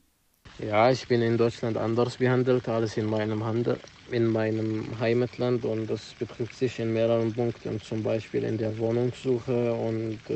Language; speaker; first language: German; non-native, fluent; Arabic